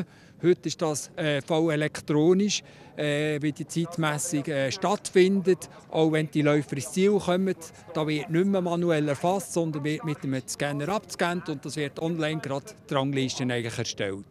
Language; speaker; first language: German; native; German